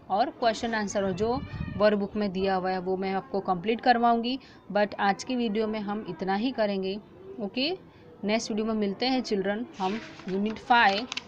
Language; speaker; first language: Hindi; non-native, local second language; Gujarati